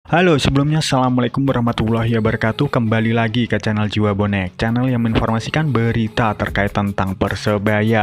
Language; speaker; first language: Indonesian; non-native, local second language; Javanese